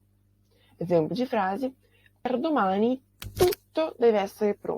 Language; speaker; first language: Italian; non-native, fluent; Portuguese